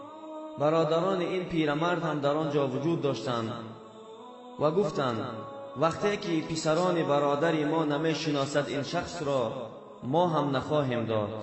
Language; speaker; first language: Persian; non-native, local second language; Tajik